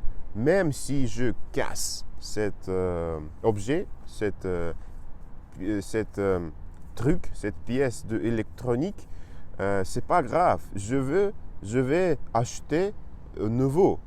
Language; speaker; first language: French; non-native, learner; Russian